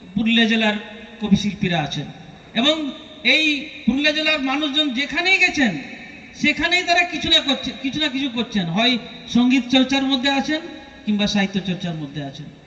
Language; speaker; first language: Bangla; non-native, local second language; Santali